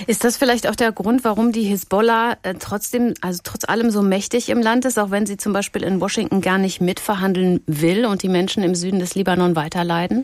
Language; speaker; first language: German; native; German